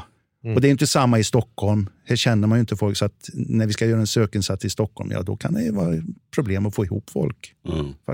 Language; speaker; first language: Swedish; native; Swedish